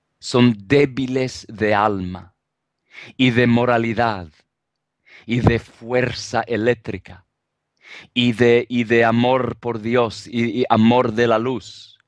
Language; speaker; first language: Spanish; non-native, fluent; Italian